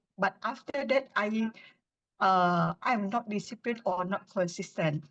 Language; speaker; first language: English; non-native, learner; Indonesian